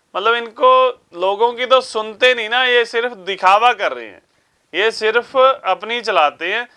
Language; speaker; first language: Hindi; non-native, local second language; Punjabi